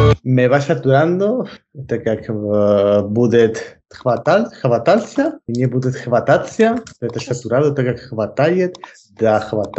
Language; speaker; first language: Russian; non-native, learner; Spanish